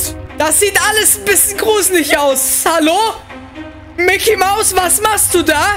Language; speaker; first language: German; native; German